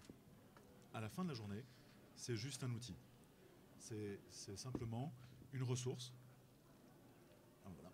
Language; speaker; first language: French; native; French